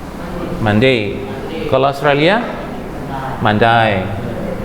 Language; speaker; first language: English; non-native, fluent; Indonesian